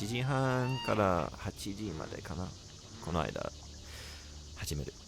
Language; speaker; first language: Japanese; non-native, learner; English